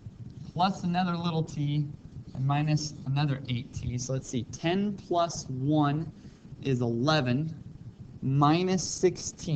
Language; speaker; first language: English; native; English